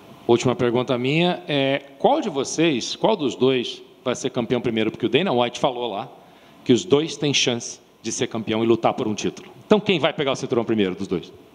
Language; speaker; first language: Portuguese; native; Portuguese